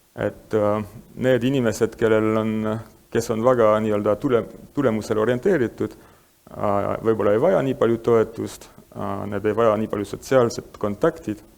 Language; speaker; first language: Estonian; non-native, fluent; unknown